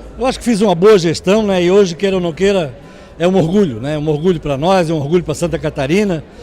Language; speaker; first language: Portuguese; native; Portuguese